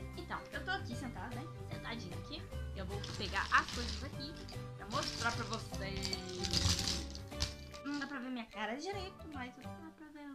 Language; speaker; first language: Portuguese; early bilingual, heritage; Portuguese